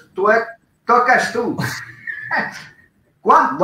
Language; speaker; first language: Spanish; non-native, learner; Portuguese